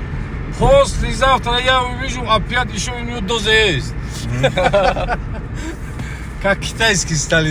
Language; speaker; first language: Russian; non-native, local second language; Tajik